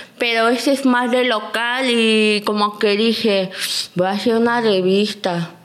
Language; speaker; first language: Spanish; native; Spanish